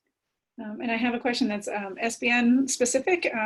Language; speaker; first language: English; native; English